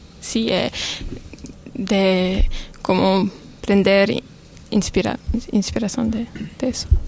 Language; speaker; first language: Spanish; non-native, learner; French